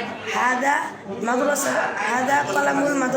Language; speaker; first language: Arabic; non-native, learner; Bangla